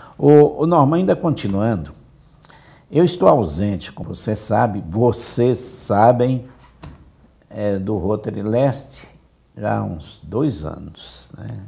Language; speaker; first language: Portuguese; native; Portuguese